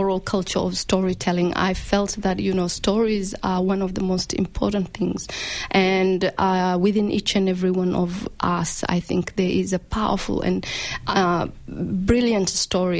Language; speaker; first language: English; non-native, local second language; Somali